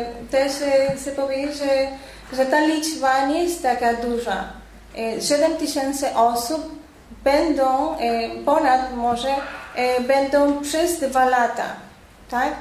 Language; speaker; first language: Polish; non-native, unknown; Spanish